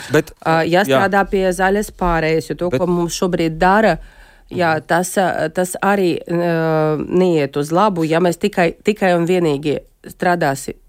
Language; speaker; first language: Latvian; non-native, local second language; Russian